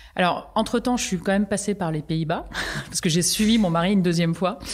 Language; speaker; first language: French; native; French